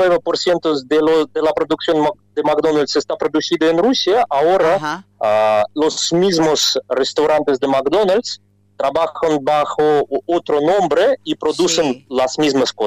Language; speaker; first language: Spanish; non-native, fluent; Russian